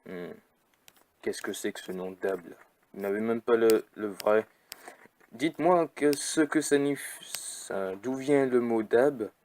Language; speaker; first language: French; native; French